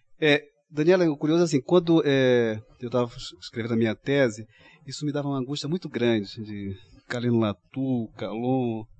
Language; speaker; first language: Portuguese; native; Portuguese